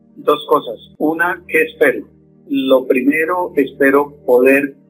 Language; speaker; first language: Spanish; native; Spanish